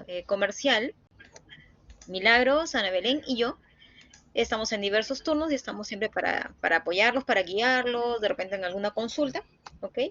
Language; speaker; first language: Spanish; native; Spanish